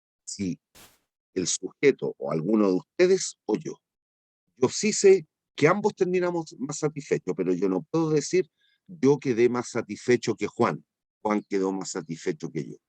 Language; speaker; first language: Spanish; native; Spanish